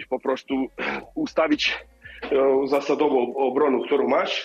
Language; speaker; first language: Polish; non-native, learner; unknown